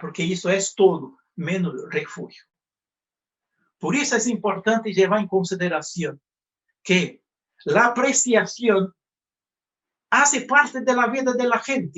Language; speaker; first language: Spanish; non-native, fluent; Portuguese